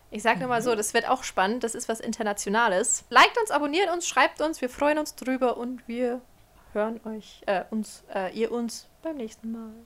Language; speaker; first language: German; early bilingual, other home language; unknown